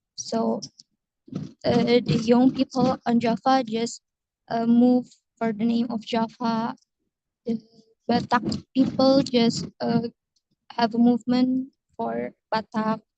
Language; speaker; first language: English; non-native, learner; Indonesian